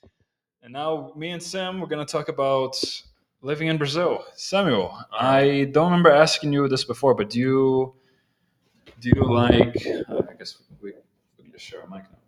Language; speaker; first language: English; non-native, fluent; Portuguese